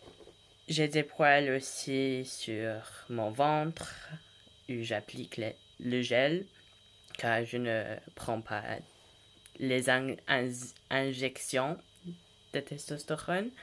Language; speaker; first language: French; non-native, learner; English